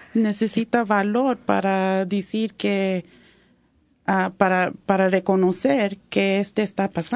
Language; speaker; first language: Spanish; early bilingual, heritage; Spanish